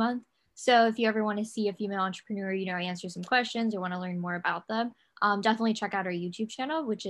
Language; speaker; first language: English; native; English